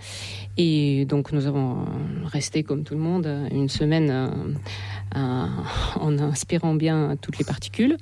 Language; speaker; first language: French; non-native, fluent; Russian